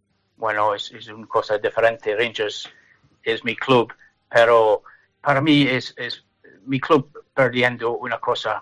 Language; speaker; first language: Spanish; non-native, learner; English